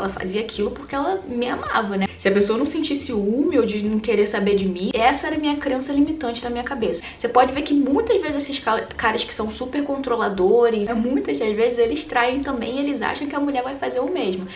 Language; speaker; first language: Portuguese; native; Portuguese